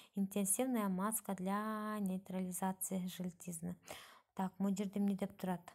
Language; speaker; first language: Russian; non-native, local second language; Kyrgyz